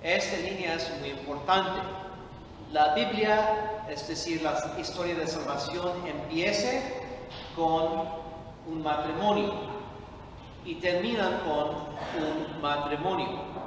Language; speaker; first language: Spanish; non-native, fluent; English